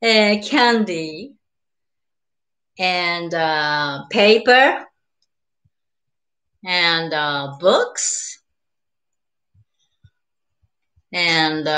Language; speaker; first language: English; non-native, learner; Japanese